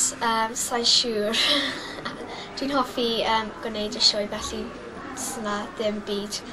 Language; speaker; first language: Welsh; non-native, local second language; English